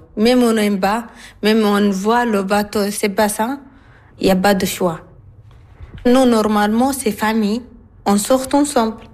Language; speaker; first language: French; non-native, learner; Arabic